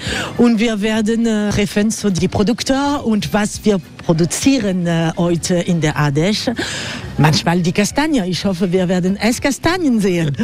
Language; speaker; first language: German; non-native, learner; French